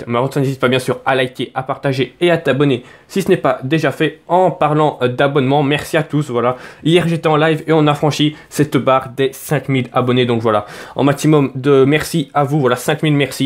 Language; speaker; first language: French; native; French